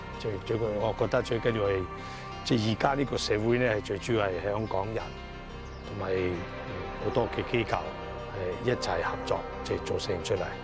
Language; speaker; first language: Cantonese; non-native, fluent; Italian